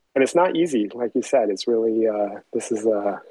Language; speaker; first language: English; early bilingual, other home language; Chinese